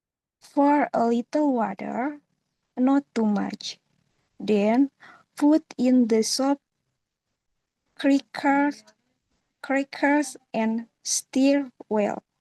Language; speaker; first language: English; non-native, learner; Indonesian